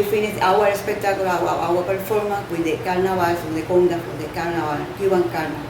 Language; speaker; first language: English; non-native, learner; Spanish